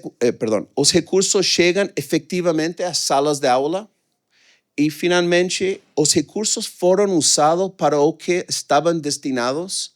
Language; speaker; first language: Portuguese; non-native, fluent; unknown